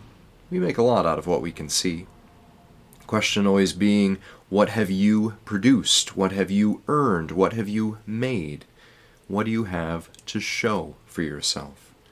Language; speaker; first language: English; native; English